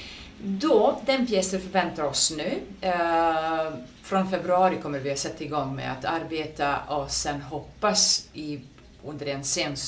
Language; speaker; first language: Swedish; non-native, fluent; Serbian